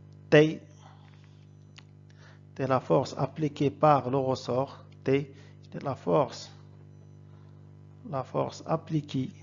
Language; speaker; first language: French; non-native, local second language; Arabic